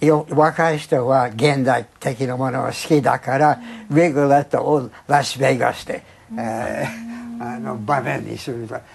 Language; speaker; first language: Japanese; non-native, fluent; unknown